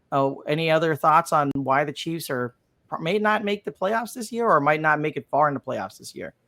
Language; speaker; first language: English; native; English